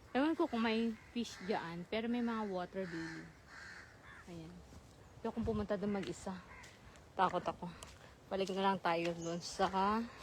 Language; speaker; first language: Filipino; non-native, local second language; Iloko